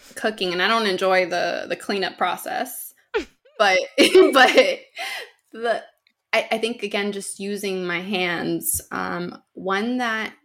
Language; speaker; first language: English; native; English